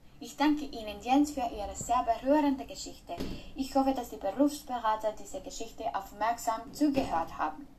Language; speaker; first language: German; non-native, learner; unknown